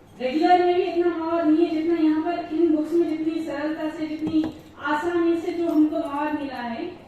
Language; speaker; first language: Urdu; native; Urdu